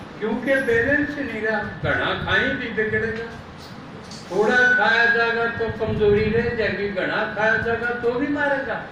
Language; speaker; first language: Hindi; native; Hindi